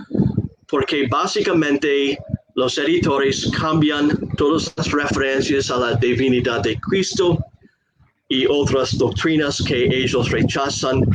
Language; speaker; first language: Spanish; non-native, fluent; English